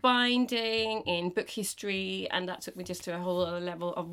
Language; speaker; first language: English; non-native, fluent; Danish